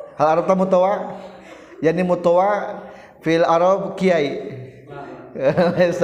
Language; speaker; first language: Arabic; non-native, learner; Indonesian